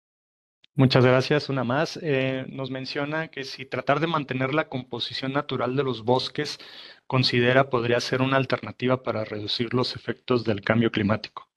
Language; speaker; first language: Spanish; native; Spanish